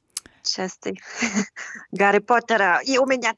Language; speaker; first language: Russian; non-native, learner; German